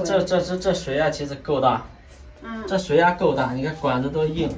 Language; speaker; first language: Chinese; native; Chinese